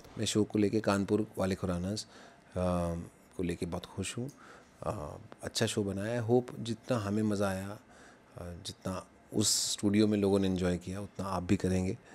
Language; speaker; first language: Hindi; non-native, local second language; Punjabi